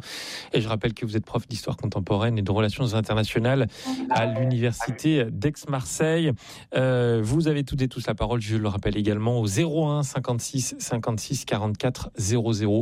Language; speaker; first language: French; native; French